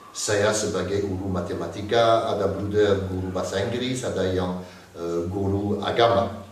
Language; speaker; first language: Indonesian; non-native, fluent; French